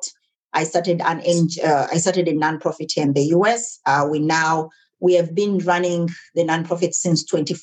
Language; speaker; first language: English; non-native, local second language; Ganda